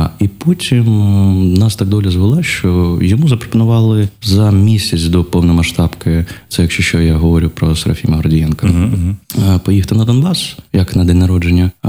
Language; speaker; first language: Ukrainian; non-native, local second language; Russian